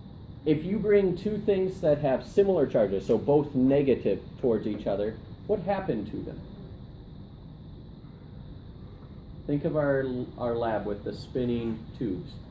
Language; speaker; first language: English; native; English